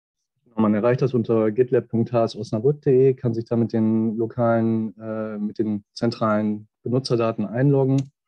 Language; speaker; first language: German; native; German